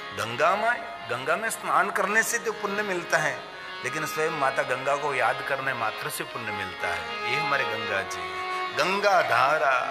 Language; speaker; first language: Hindi; non-native, local second language; Gujarati